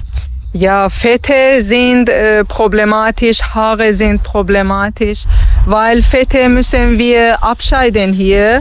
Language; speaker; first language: German; non-native, learner; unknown